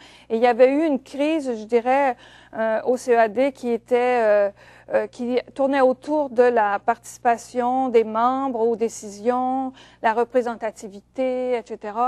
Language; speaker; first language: French; native; French